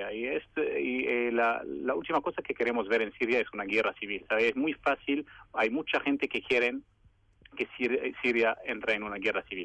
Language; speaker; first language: Spanish; non-native, fluent; Arabic